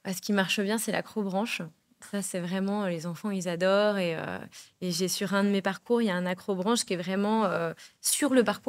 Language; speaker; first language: French; native; French